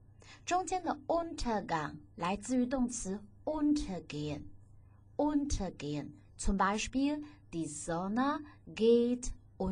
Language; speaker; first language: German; non-native, fluent; Chinese